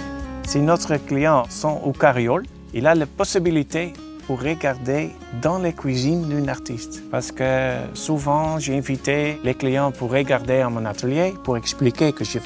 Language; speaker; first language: French; non-native, learner; Dutch